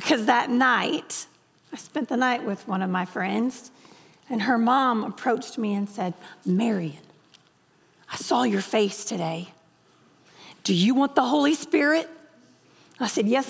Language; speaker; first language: English; native; English